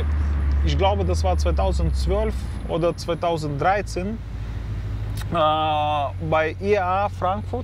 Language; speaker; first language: German; non-native, fluent; Russian